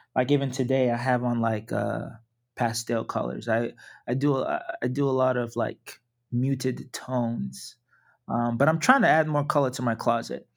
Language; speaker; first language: English; non-native, local second language; Yoruba